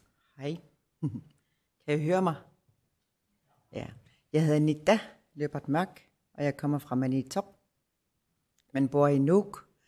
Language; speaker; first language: Danish; non-native, local second language; Kalaallisut